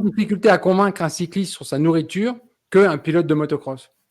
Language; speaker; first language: French; native; French